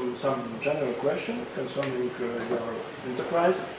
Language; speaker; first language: English; non-native, fluent; Russian